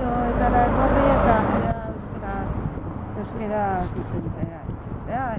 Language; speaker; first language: Basque; non-native, local second language; Spanish